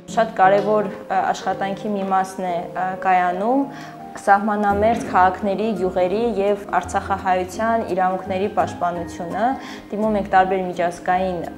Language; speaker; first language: Armenian; early bilingual, heritage; Armenian